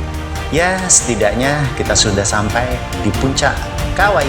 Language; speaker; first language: Indonesian; native; Indonesian